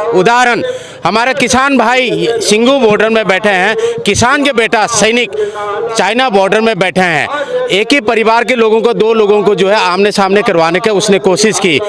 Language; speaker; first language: Hindi; non-native, local second language; Assamese